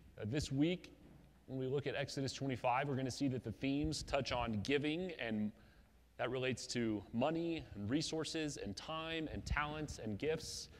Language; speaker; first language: English; native; English